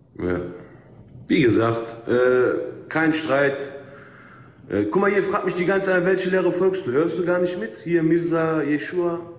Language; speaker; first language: German; early bilingual, other home language; Turkish